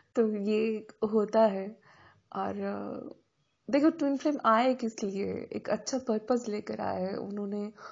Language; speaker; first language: Hindi; non-native, local second language; Marathi